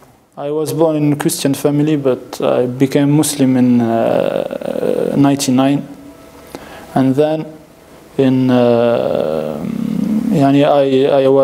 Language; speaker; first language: English; non-native, learner; French